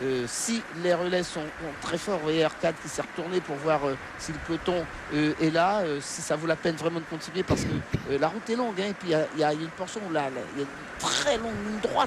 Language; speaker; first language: French; native; French